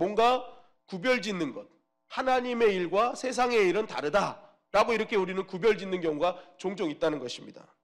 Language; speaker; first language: Korean; native; Korean